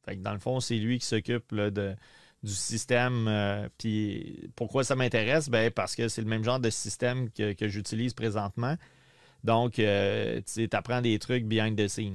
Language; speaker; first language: French; native; French